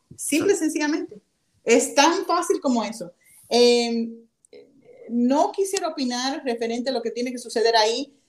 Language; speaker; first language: Spanish; native; Spanish